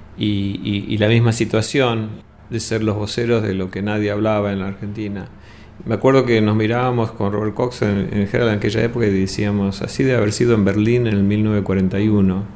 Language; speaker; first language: Spanish; early bilingual, other home language; English